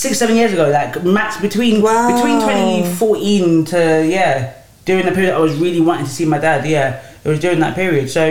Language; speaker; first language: English; native; English